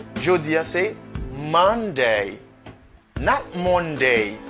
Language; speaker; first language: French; non-native, local second language; Haitian Creole